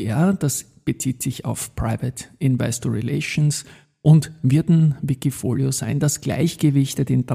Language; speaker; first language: German; native; German